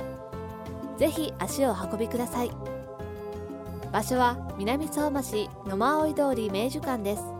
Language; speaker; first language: Japanese; native; Japanese